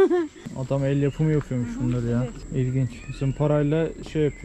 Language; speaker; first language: Turkish; native; Turkish